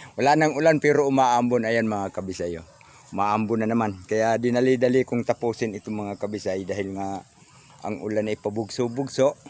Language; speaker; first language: Filipino; non-native, local second language; Cebuano